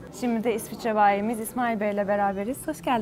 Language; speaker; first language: Turkish; native; Turkish